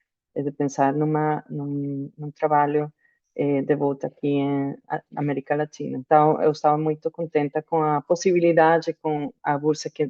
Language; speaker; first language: Portuguese; non-native, fluent; Spanish